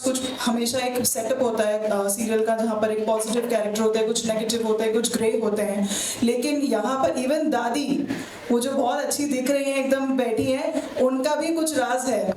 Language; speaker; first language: Hindi; native; Hindi